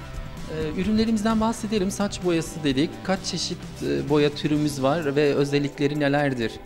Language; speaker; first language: Turkish; native; Turkish